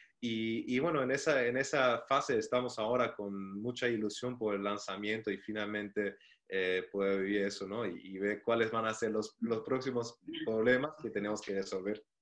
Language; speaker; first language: Spanish; non-native, fluent; German